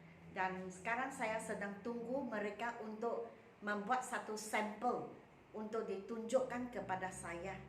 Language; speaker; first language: Indonesian; non-native, local second language; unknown